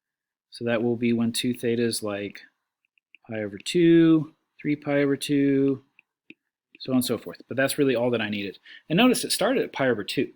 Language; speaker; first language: English; native; English